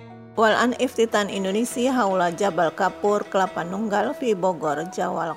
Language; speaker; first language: Arabic; non-native, fluent; Indonesian